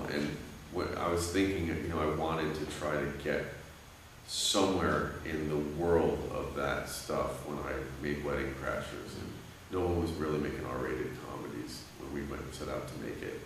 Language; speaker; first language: English; native; English